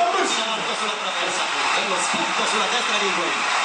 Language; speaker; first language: Italian; native; Italian